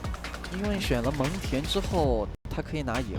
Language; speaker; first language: Chinese; native; Chinese